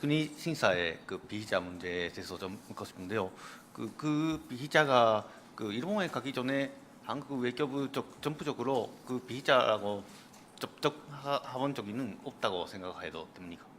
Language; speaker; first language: Korean; non-native, fluent; Japanese